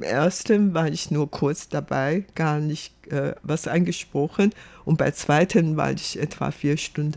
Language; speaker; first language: German; non-native, fluent; Chinese